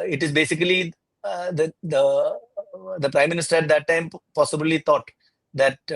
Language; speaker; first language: English; non-native, local second language; Malayalam